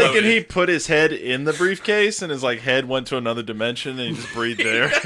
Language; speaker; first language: English; native; English